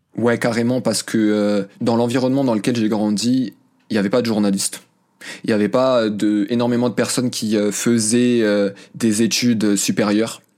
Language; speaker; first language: French; early bilingual, other home language; Arabic